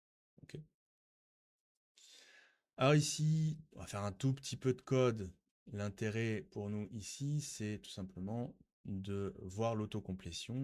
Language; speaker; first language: French; native; French